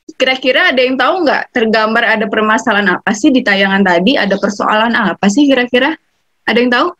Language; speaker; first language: Indonesian; native; Indonesian